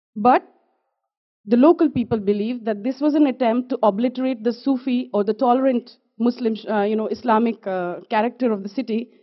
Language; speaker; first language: English; non-native, local second language; Kashmiri